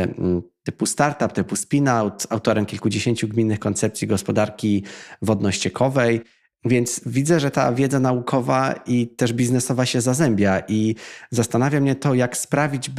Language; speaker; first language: Polish; native; Polish